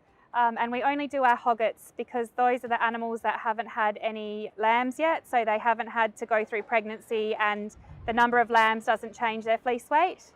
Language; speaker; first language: English; native; English